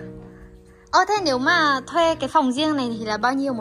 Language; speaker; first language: Chinese; non-native, learner; Vietnamese